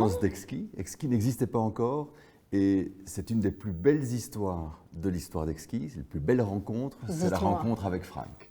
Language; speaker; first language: French; native; French